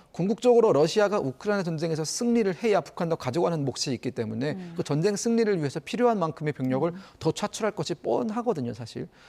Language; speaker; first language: Korean; native; Korean